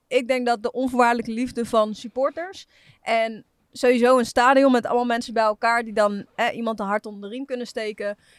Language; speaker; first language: Dutch; native; Dutch